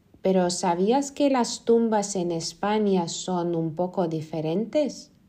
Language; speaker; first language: Spanish; non-native, fluent; Lithuanian